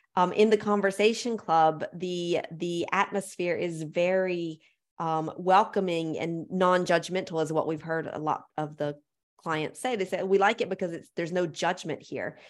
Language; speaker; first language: English; native; English